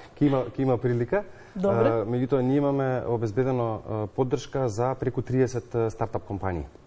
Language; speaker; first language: Macedonian; native; Macedonian